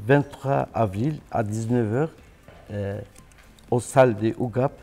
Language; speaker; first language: French; non-native, learner; Turkish